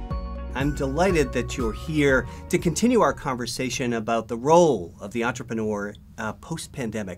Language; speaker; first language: English; native; English